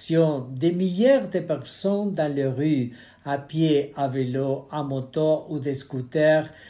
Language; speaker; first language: French; non-native, fluent; Spanish